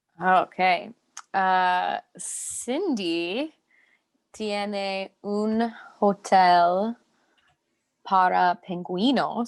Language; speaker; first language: Spanish; non-native, learner; English